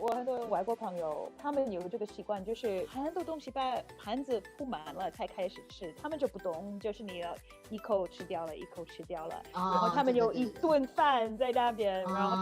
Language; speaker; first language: Chinese; non-native, fluent; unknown